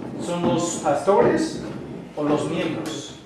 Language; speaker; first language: Spanish; non-native, fluent; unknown